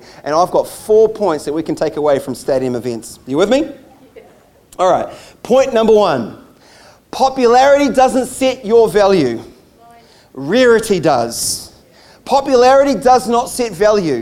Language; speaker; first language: English; native; English